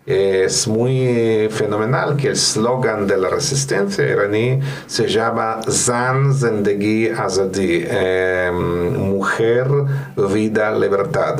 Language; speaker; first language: Spanish; non-native, fluent; Russian